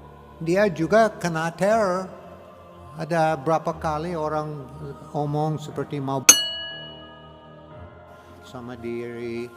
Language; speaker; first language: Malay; non-native, fluent; English